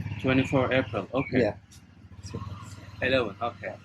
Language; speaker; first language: English; non-native, learner; Turkish